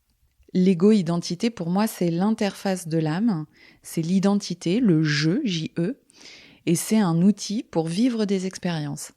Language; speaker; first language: French; native; French